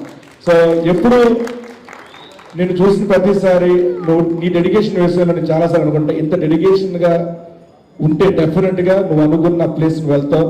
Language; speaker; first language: Telugu; native; Telugu